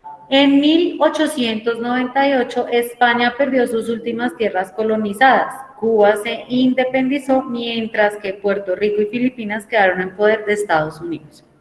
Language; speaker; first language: Spanish; native; Spanish